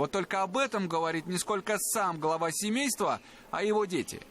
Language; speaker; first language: Russian; native; Russian